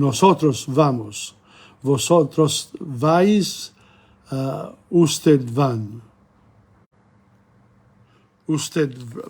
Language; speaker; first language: Spanish; non-native, learner; English